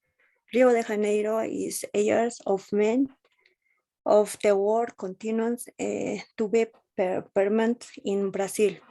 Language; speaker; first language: English; non-native, learner; Spanish